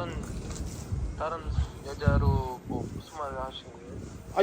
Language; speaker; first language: Korean; non-native, learner; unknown